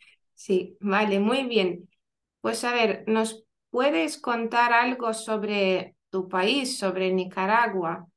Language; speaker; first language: Spanish; non-native, fluent; Lithuanian